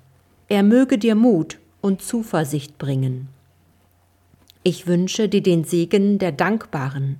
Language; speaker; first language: German; native; German